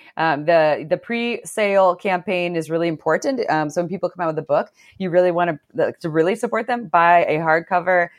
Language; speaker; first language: English; native; English